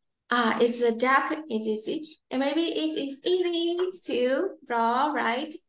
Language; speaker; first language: English; non-native, learner; Vietnamese